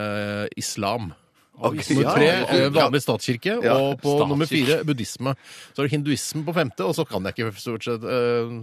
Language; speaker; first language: Norwegian; native; Norwegian